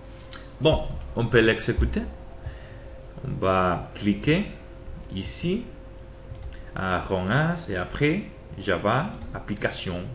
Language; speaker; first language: French; non-native, learner; Spanish